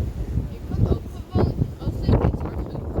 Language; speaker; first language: Dutch; early bilingual, other home language; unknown